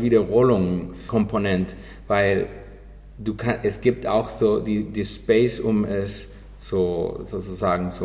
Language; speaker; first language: German; non-native, fluent; Spanish